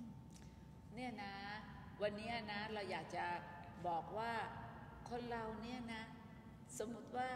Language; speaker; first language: Thai; native; Thai